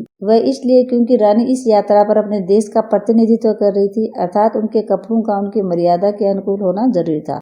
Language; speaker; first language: Hindi; native; Hindi